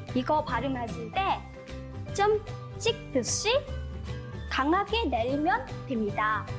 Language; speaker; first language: Korean; non-native, fluent; Vietnamese